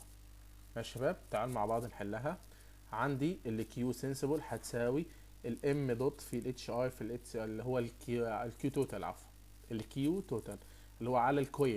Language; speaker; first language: Arabic; native; Arabic